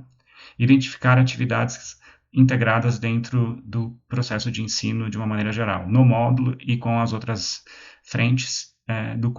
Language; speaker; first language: Portuguese; native; Portuguese